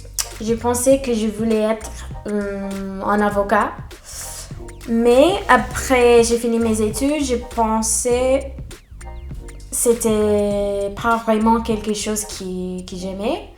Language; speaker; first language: French; non-native, fluent; English